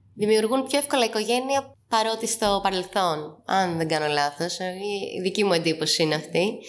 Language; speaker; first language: Greek; native; Greek